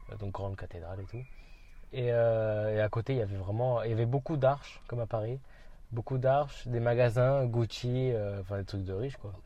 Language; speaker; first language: French; native; French